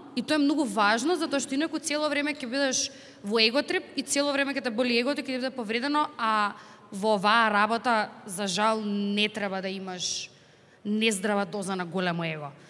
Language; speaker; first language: Macedonian; native; Macedonian